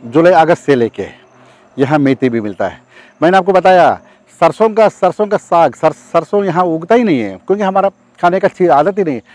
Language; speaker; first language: Hindi; non-native, local second language; Telugu